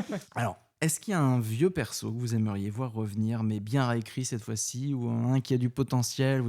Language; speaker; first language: French; native; French